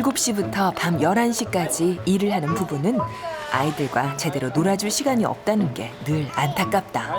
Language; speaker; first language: Korean; native; Korean